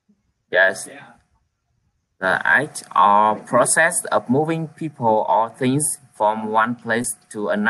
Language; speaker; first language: English; non-native, learner; Vietnamese